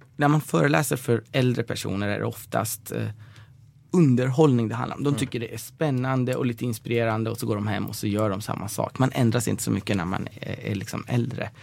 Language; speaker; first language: Swedish; early bilingual, other home language; Persian